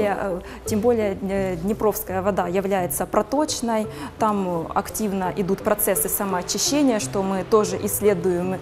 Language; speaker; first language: Russian; native; Russian